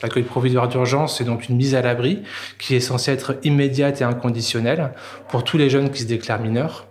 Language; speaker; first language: French; native; French